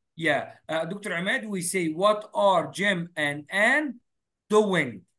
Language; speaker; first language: English; non-native, fluent; Arabic